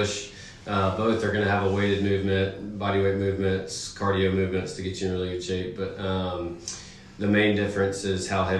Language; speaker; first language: English; native; English